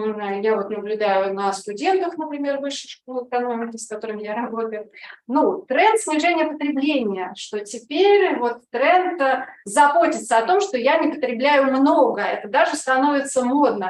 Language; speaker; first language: Russian; native; Russian